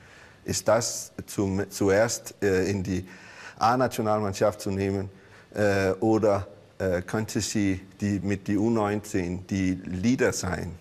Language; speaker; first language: German; non-native, learner; Danish